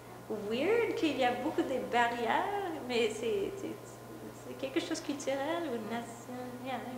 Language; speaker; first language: French; non-native, local second language; English